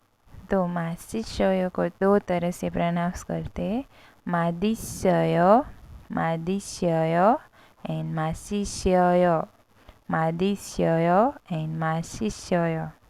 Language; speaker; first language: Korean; non-native, learner; Hindi